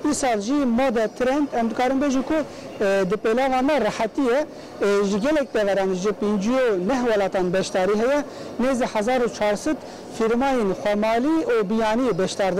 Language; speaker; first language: Kurdish; non-native, local second language; Turkish